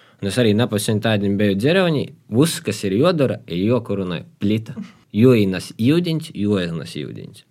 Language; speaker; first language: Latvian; native; Latvian